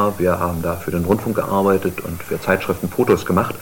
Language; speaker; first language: German; native; German